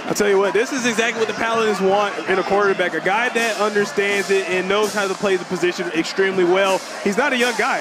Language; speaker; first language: English; native; English